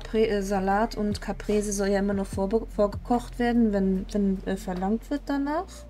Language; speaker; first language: German; native; German